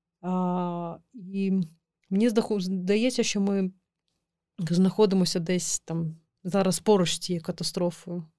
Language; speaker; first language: Ukrainian; non-native, local second language; Crimean Tatar